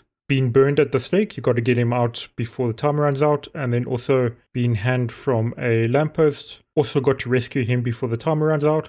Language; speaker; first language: English; native; English